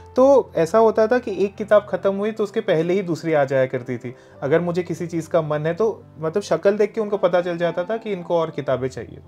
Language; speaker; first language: Hindi; non-native, local second language; Bangla